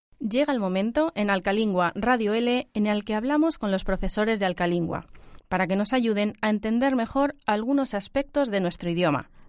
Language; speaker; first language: Spanish; native; Spanish